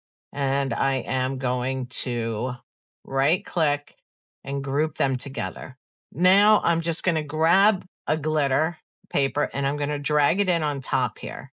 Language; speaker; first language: English; native; English